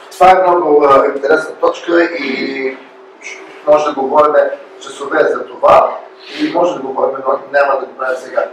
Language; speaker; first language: Bulgarian; early bilingual, other home language; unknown